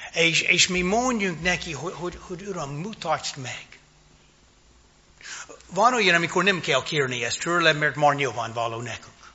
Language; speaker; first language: Hungarian; non-native, fluent; English